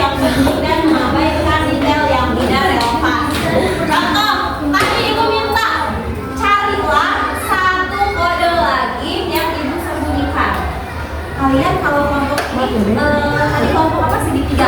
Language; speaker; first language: Indonesian; native; Indonesian